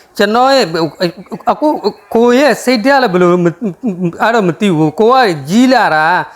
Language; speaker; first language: Burmese; non-native, local second language; Rohingya